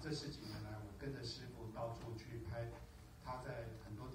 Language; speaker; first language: Chinese; native; Chinese